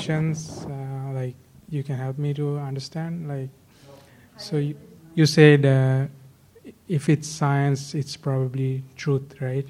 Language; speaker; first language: English; non-native, local second language; Sinhala